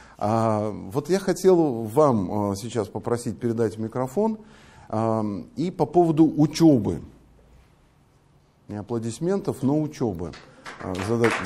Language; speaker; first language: Russian; native; Russian